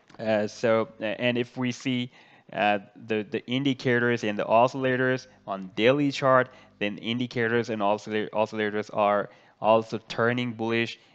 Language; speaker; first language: English; non-native, local second language; Urdu